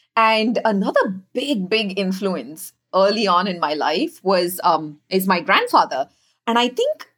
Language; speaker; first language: English; non-native, local second language; Kannada